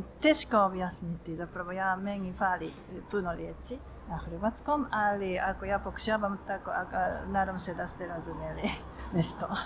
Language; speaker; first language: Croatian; non-native, learner; Japanese